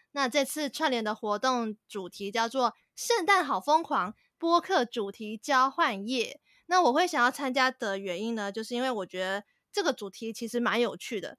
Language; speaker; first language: Chinese; native; Chinese